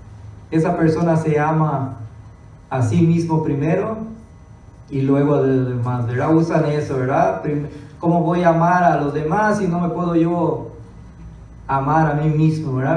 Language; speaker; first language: Spanish; early bilingual, other home language; English